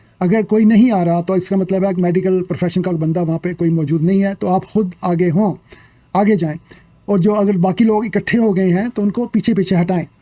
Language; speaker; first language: Urdu; native; Urdu